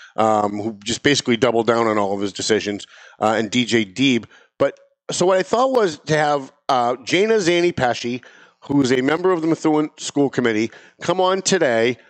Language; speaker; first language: English; native; English